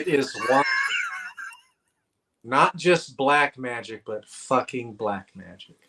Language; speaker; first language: English; native; English